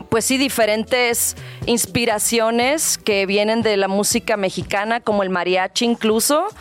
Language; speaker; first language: Spanish; native; Spanish